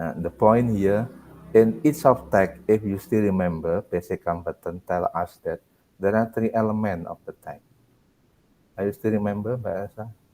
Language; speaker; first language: English; non-native, learner; Indonesian